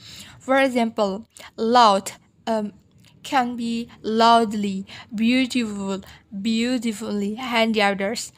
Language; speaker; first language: English; non-native, learner; Indonesian